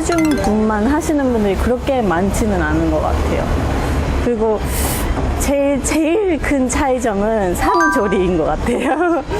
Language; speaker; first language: Korean; non-native, fluent; English